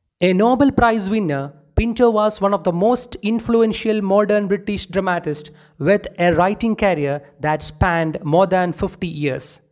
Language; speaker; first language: English; non-native, local second language; Malayalam